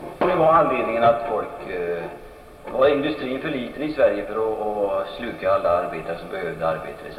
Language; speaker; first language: Swedish; native; Swedish